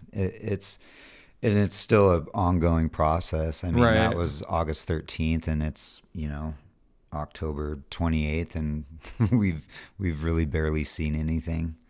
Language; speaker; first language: English; native; English